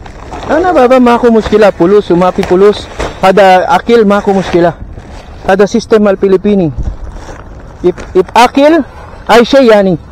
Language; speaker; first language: Arabic; non-native, learner; Filipino